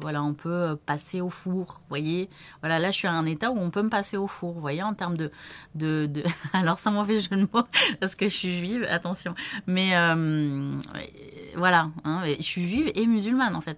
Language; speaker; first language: French; native; French